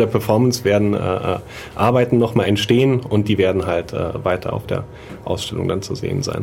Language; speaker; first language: German; native; German